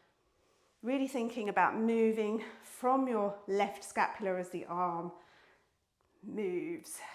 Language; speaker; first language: English; native; English